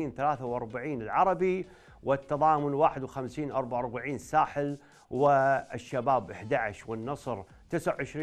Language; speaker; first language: Arabic; native; Arabic